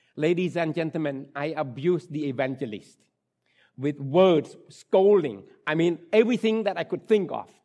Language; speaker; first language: English; non-native, fluent; Khmer